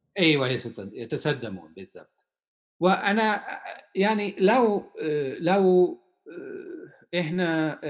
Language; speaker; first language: Arabic; non-native, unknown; Hungarian